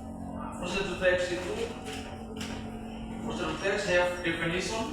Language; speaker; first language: English; non-native, learner; Indonesian